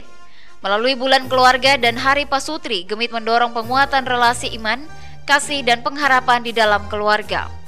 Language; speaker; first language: Indonesian; native; Indonesian